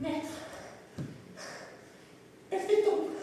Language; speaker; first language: French; non-native, learner; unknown